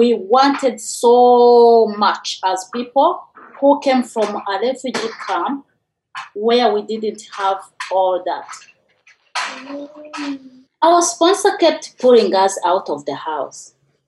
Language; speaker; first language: English; non-native, local second language; Kinyarwanda